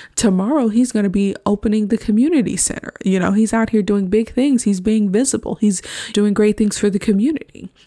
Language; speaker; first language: English; native; English